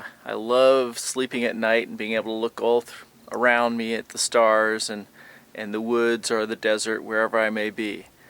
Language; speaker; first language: English; native; English